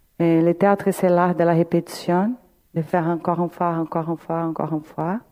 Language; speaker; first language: French; non-native, fluent; Portuguese